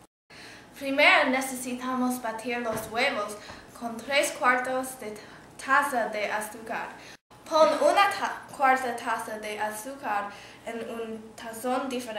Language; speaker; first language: Spanish; non-native, learner; English